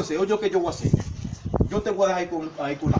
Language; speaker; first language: Spanish; native; Spanish